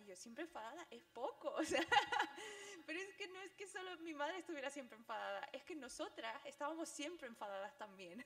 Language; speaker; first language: Spanish; early bilingual, other home language; Chinese